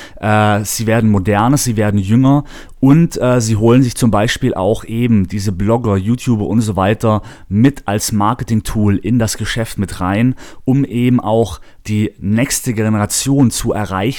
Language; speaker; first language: German; native; German